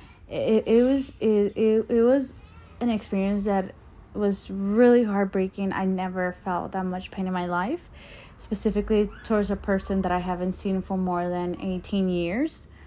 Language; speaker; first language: English; early bilingual, other home language; Spanish